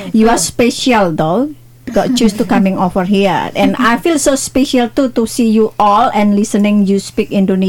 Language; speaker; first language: English; non-native, learner; Indonesian